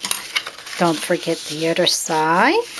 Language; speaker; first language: English; non-native, fluent; French